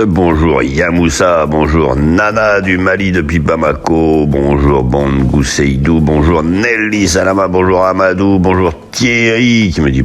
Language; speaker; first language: French; native; French